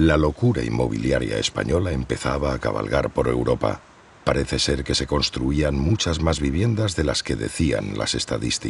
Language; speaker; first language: Spanish; native; Spanish